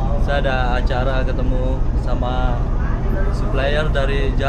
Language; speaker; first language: Indonesian; non-native, fluent; English